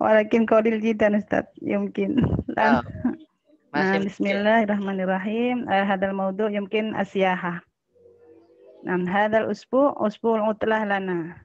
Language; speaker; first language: Arabic; non-native, learner; Indonesian